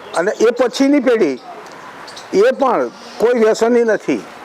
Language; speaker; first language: Gujarati; native; Gujarati